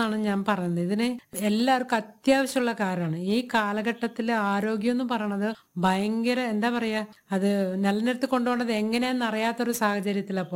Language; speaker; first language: Malayalam; non-native, local second language; Telugu